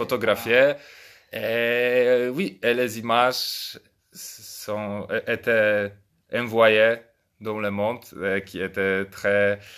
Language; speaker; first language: French; non-native, fluent; Polish